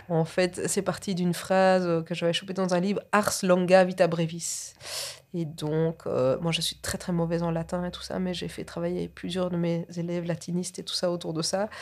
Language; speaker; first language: French; native; French